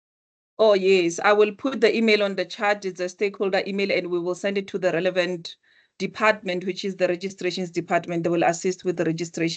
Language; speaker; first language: English; non-native, local second language; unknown